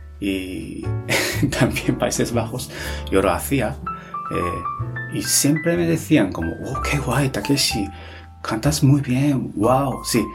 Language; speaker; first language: Spanish; non-native, fluent; Japanese